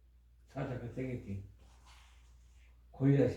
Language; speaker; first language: Korean; native; Korean